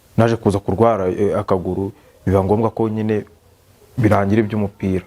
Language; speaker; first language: Kinyarwanda; native; Kinyarwanda